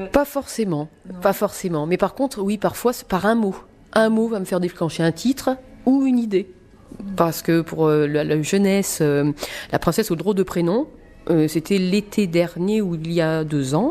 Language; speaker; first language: French; native; French